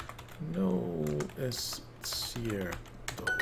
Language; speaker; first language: Spanish; non-native, learner; English